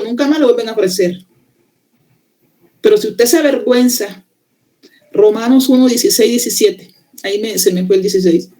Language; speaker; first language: Spanish; native; Spanish